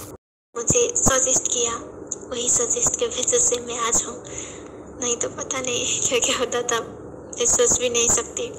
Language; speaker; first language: Hindi; non-native, learner; Nepali